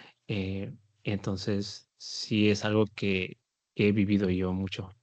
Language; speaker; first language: Spanish; early bilingual, heritage; Spanish